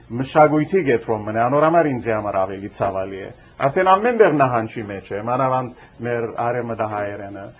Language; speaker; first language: Armenian; early bilingual, heritage; Armenian